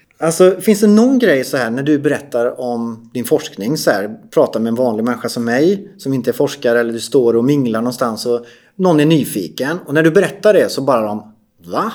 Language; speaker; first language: Swedish; native; Swedish